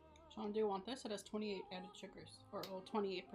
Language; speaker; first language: English; native; English